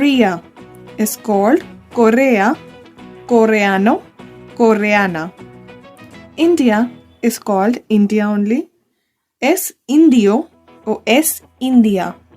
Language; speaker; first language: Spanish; non-native, learner; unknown